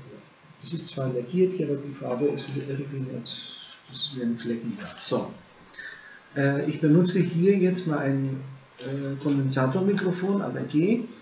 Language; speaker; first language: German; non-native, fluent; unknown